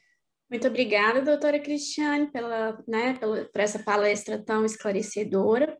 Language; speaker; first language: Portuguese; native; Portuguese